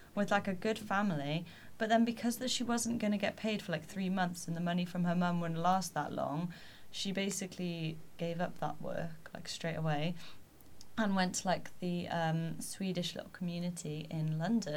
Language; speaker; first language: English; native; English